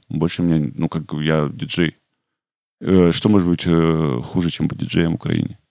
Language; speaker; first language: Russian; native; Russian